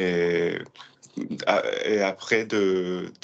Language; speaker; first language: French; non-native, learner; English